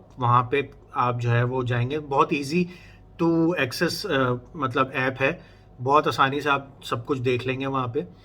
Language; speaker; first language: Urdu; native; Urdu